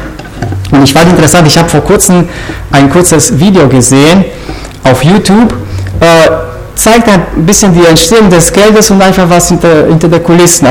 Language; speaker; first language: German; non-native, fluent; Romanian